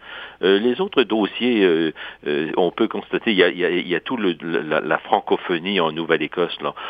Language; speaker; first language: French; native; French